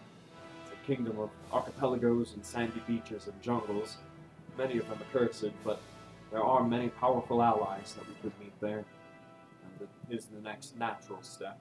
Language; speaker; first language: English; native; English